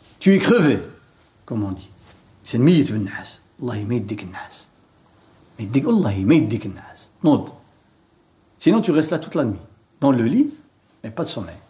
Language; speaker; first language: French; non-native, local second language; Arabic